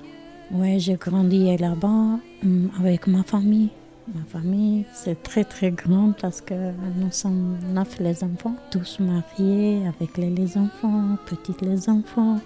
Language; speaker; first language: French; non-native, learner; Albanian